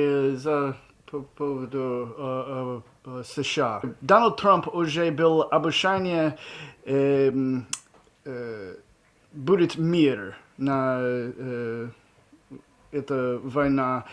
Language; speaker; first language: Russian; non-native, learner; English